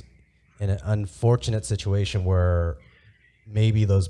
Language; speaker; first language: English; early bilingual, other home language; Vietnamese